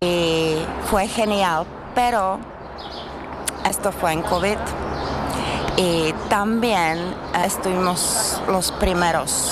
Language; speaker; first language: Spanish; non-native, fluent; Czech